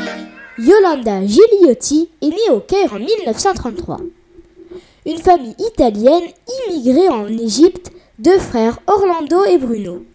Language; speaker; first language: French; native; French